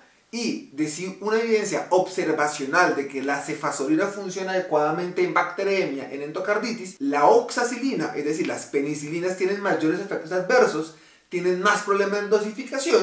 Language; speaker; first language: Spanish; native; Spanish